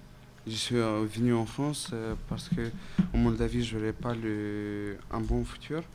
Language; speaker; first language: French; non-native, fluent; Romanian